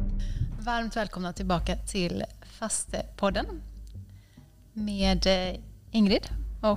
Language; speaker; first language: Swedish; native; Swedish